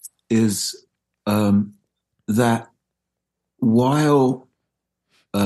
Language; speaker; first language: English; native; English